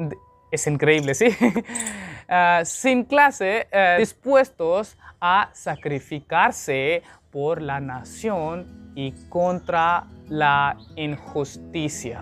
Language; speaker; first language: Spanish; non-native, learner; Hindi